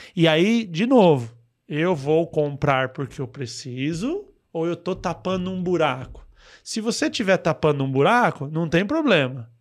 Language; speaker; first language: Portuguese; native; Portuguese